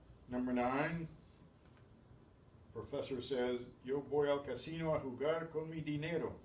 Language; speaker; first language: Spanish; non-native, fluent; English